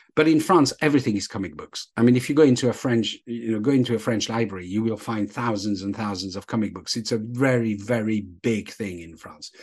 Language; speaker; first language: English; non-native, fluent; French